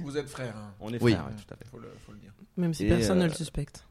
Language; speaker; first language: French; native; French